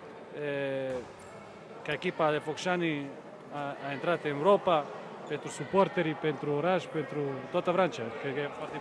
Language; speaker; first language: Romanian; non-native, fluent; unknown